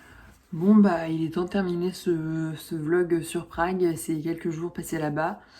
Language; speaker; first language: French; native; French